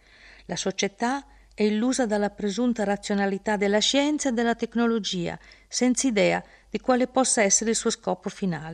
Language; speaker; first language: Italian; native; Italian